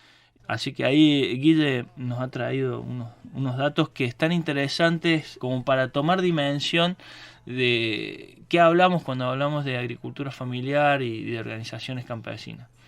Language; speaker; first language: Spanish; native; Spanish